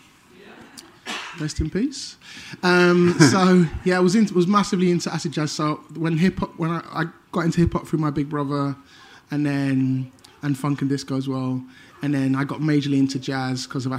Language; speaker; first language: English; native; English